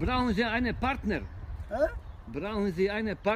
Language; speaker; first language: German; non-native, learner; Bosnian